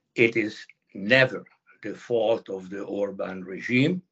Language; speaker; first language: English; non-native, fluent; Hungarian